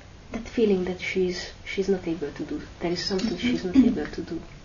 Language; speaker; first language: English; non-native, fluent; Hungarian